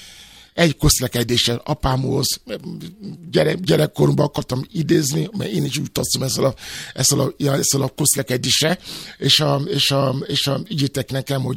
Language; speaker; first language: Hungarian; non-native, fluent; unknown